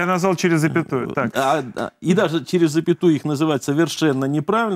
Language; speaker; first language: Russian; native; Russian